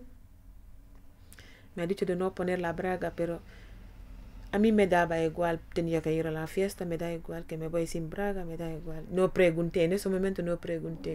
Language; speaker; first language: Spanish; non-native, fluent; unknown